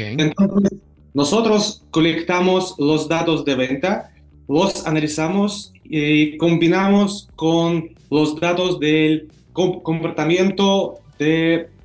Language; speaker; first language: Spanish; non-native, learner; Russian